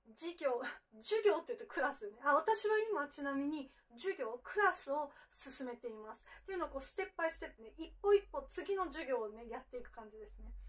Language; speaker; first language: Japanese; native; Japanese